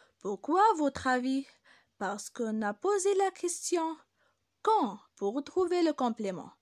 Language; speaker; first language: French; non-native, local second language; Arabic